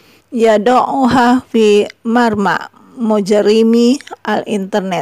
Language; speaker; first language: Arabic; non-native, fluent; Indonesian